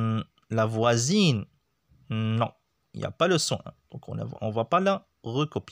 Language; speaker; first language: French; non-native, local second language; Arabic